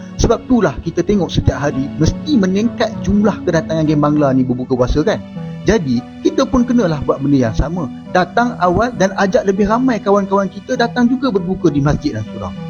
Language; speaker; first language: Malay; native; Malay